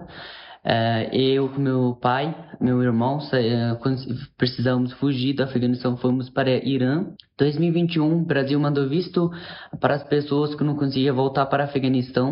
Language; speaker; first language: Portuguese; non-native, learner; Persian